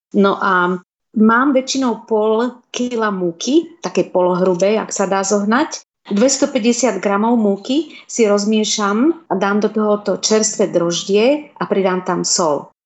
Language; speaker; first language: Slovak; native; Slovak